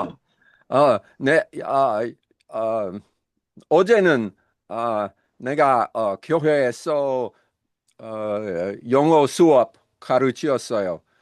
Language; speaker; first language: Korean; non-native, learner; English